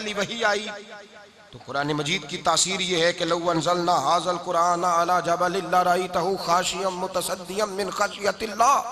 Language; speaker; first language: Hindi; non-native, local second language; Punjabi